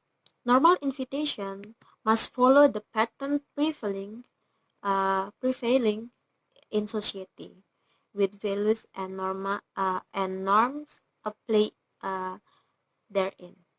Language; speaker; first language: English; non-native, learner; Indonesian